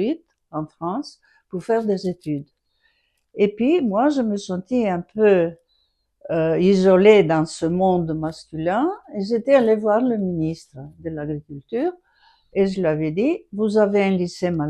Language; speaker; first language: French; non-native, fluent; Greek